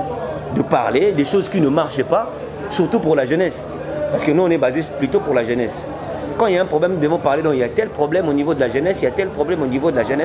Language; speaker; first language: French; non-native, local second language; Lingala